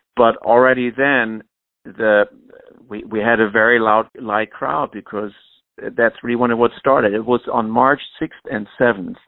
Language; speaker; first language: English; non-native, fluent; German